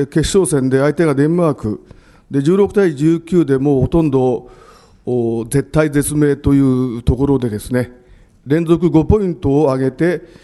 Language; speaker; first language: Japanese; native; Japanese